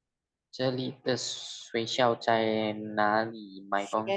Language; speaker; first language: Chinese; non-native, learner; Indonesian